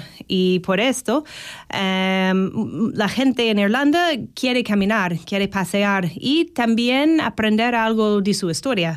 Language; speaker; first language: Spanish; non-native, learner; English